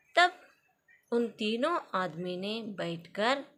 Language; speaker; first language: Hindi; non-native, local second language; Kannada